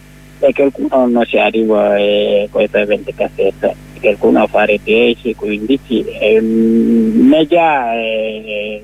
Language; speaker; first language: Italian; non-native, learner; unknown